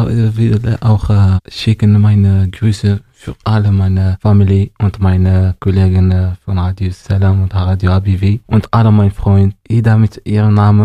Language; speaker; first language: German; non-native, learner; Arabic